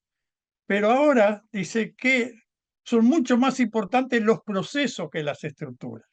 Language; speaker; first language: Spanish; native; Spanish